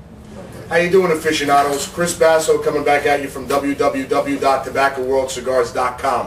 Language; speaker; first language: English; native; English